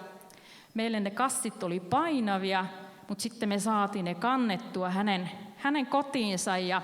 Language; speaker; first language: Finnish; native; Finnish